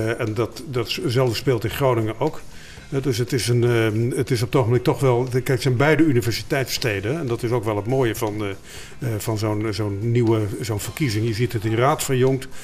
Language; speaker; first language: Dutch; native; Dutch